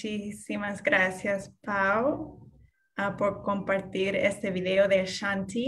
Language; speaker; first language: Spanish; non-native, fluent; English